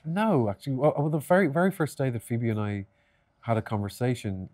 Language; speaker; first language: English; native; English